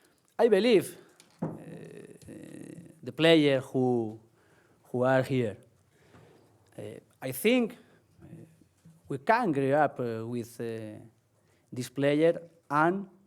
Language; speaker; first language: English; non-native, learner; Spanish